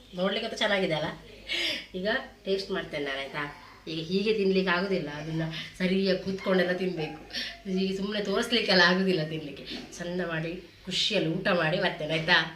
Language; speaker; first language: Kannada; native; Kannada